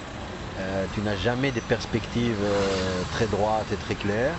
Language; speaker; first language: French; non-native, local second language; Arabic